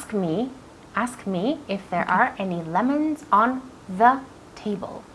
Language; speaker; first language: English; non-native, fluent; Spanish